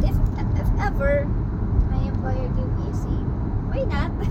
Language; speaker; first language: English; non-native, local second language; Waray